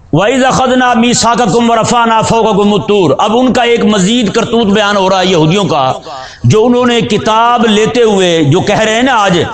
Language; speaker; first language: Urdu; native; Urdu